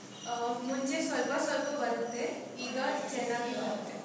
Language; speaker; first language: Kannada; non-native, learner; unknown